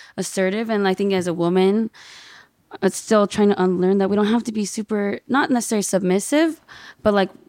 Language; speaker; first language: English; native; English